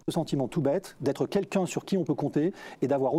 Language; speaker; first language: French; native; French